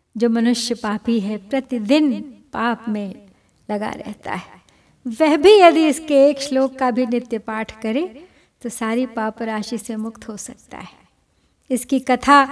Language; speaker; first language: Hindi; native; Hindi